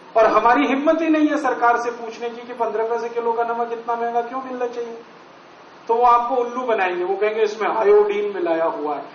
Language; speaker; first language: Hindi; native; Hindi